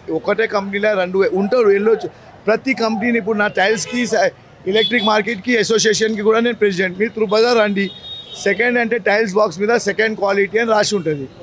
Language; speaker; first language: Telugu; non-native, local second language; Gujarati